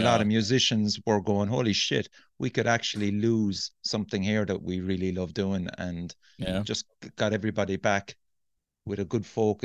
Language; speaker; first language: English; native; English